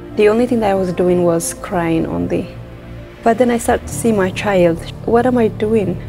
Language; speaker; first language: English; non-native, fluent; Tigrinya